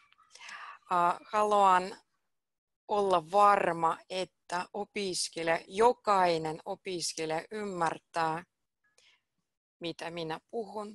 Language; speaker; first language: Finnish; non-native, fluent; Russian